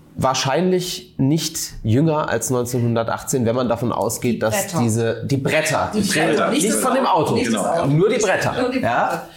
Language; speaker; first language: German; native; German